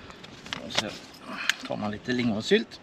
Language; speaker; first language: Swedish; native; Swedish